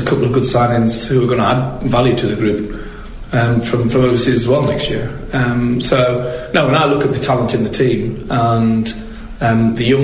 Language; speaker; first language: English; native; English